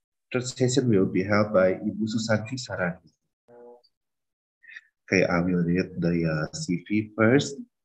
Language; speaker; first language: English; non-native, fluent; Indonesian